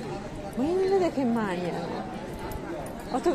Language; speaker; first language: Italian; non-native, learner; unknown